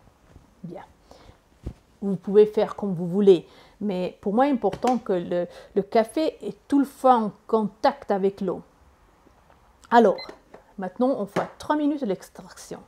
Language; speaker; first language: French; non-native, learner; Italian